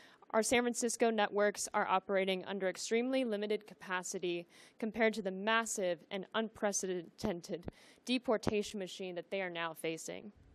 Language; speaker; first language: English; native; English